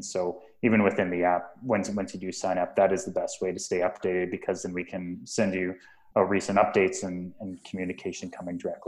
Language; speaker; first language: English; native; English